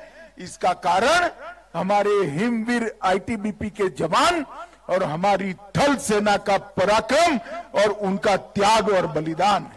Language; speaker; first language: Hindi; non-native, local second language; Gujarati